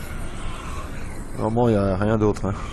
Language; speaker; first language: French; native; French